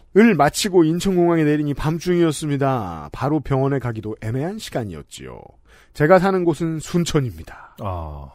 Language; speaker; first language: Korean; native; Korean